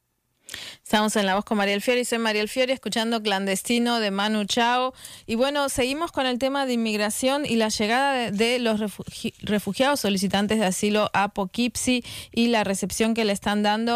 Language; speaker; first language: Spanish; native; Spanish